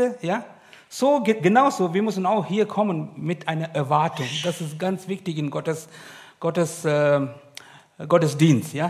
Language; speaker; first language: German; non-native, learner; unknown